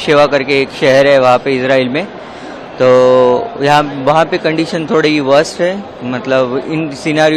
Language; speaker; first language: Hindi; native; Hindi